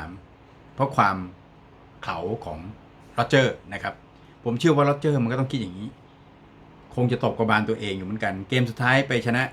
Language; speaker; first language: Thai; native; Thai